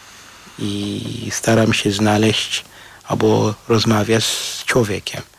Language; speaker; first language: Polish; non-native, fluent; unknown